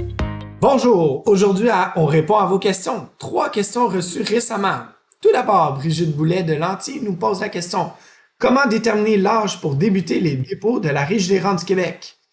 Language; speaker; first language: French; native; French